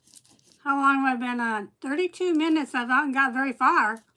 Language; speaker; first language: English; native; English